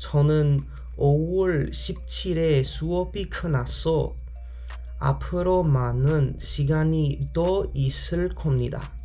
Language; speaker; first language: Korean; non-native, learner; English